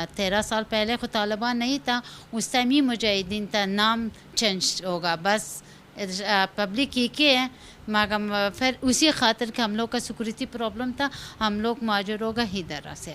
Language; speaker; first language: Hindi; non-native, learner; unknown